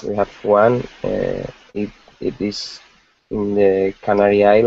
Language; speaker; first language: English; non-native, learner; Spanish